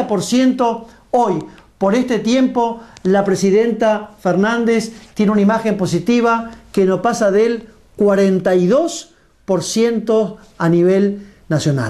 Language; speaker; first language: Spanish; native; Spanish